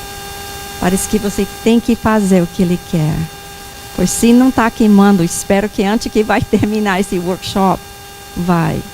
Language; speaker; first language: Portuguese; non-native, fluent; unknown